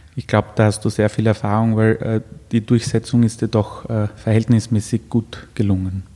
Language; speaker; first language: German; native; German